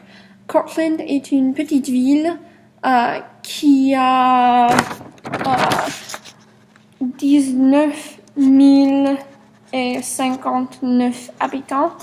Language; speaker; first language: French; non-native, learner; English